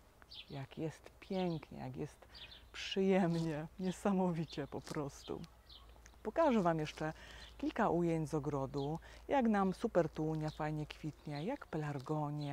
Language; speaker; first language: Polish; native; Polish